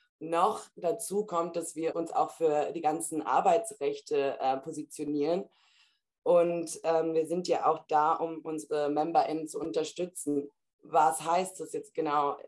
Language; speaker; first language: German; early bilingual, heritage; German